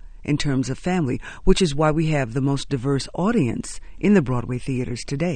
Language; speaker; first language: English; native; English